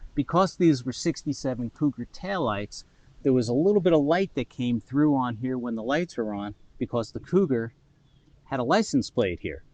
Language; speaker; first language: English; native; English